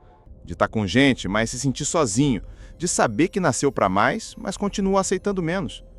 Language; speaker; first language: Portuguese; native; Portuguese